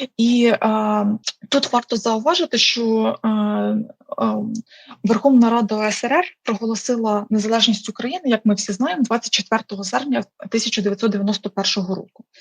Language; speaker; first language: Ukrainian; native; Ukrainian